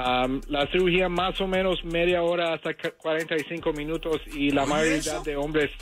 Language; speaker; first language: Spanish; early bilingual, heritage; English